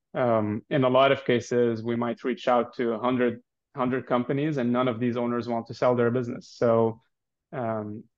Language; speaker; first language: English; non-native, fluent; Arabic